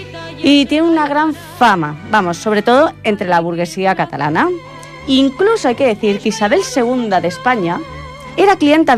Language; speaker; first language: Spanish; native; Spanish